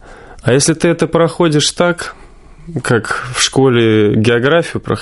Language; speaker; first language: Russian; native; Russian